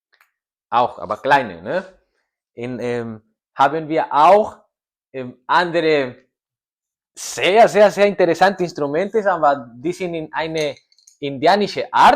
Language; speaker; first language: German; non-native, learner; Spanish